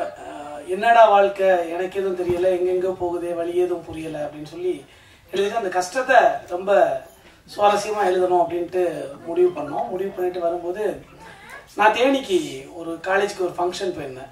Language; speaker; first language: Tamil; native; Tamil